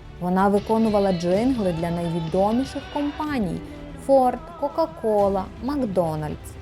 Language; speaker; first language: Ukrainian; native; Ukrainian